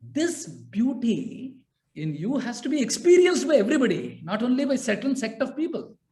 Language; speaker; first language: English; non-native, local second language; Kannada